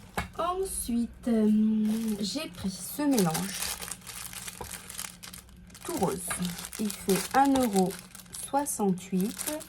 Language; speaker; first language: French; native; French